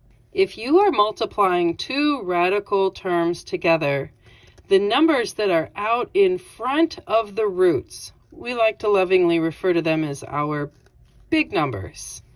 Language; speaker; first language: English; native; English